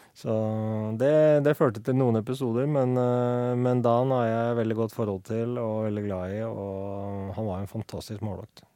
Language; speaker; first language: Norwegian; native; Norwegian